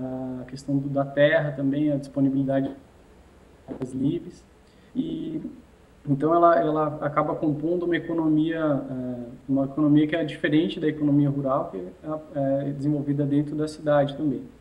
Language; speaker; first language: Portuguese; native; Portuguese